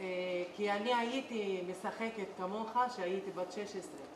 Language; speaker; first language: Hebrew; non-native, local second language; Arabic